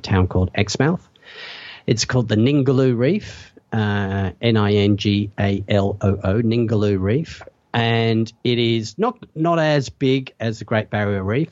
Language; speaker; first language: English; native; English